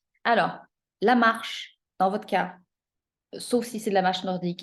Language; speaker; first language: French; native; French